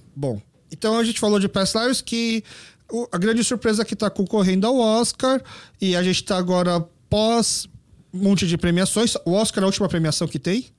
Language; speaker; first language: Portuguese; early bilingual, other home language; Korean